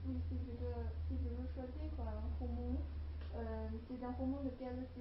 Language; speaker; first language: French; non-native, learner; Chinese